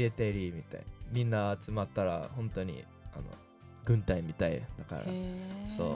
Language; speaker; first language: Japanese; non-native, fluent; English